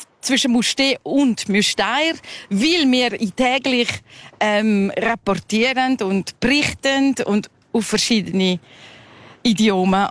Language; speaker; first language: German; early bilingual, other home language; Spanish